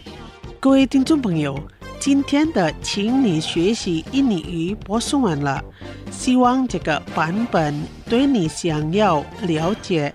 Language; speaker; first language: Chinese; non-native, fluent; Indonesian